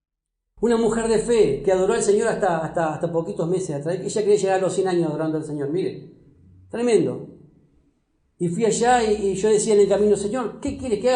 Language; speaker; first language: Spanish; native; Spanish